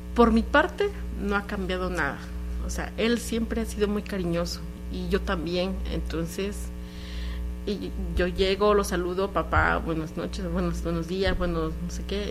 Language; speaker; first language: Spanish; native; Spanish